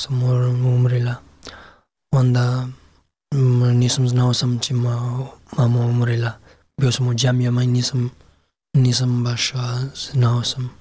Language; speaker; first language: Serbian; non-native, learner; Pashto